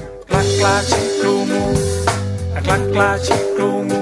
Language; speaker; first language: Thai; native; Thai